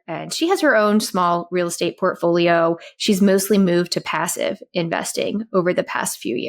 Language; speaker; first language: English; native; English